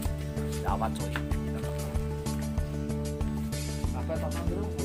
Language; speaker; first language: Indonesian; non-native, local second language; Javanese